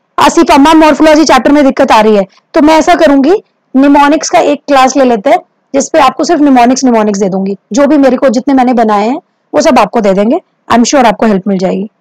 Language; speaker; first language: Hindi; native; Hindi